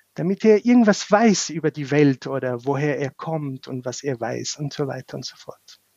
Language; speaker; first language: German; non-native, fluent; Central Kurdish